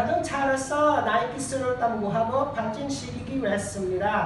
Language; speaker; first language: Korean; non-native, learner; Filipino